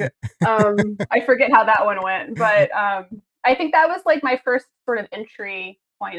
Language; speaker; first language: English; native; English